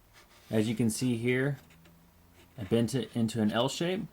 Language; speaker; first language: English; native; English